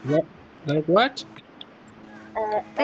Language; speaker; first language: English; non-native, fluent; Nyanja